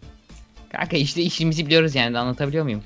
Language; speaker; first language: Turkish; native; Turkish